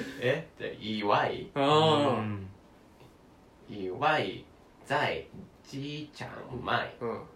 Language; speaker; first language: Chinese; non-native, learner; Korean